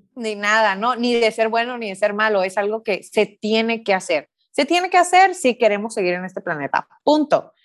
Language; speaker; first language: Spanish; native; Spanish